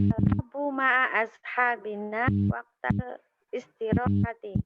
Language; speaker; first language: Arabic; non-native, learner; Indonesian